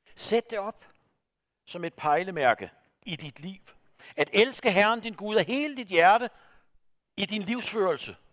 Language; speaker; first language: Danish; native; Danish